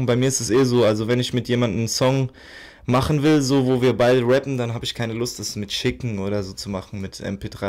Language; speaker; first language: German; native; German